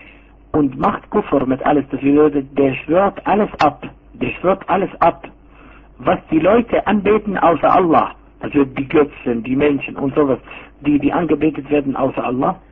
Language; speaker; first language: German; non-native, fluent; Arabic